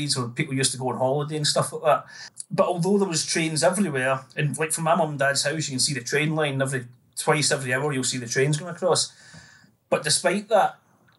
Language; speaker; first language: English; native; English